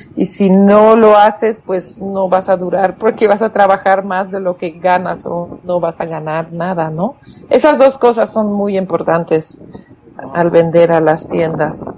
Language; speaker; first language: Spanish; non-native, fluent; Dutch